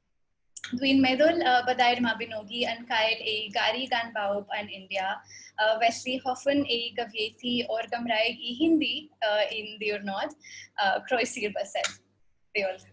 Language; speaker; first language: Welsh; non-native, fluent; Hindi